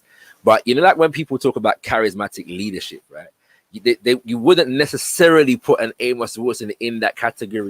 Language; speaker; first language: English; native; English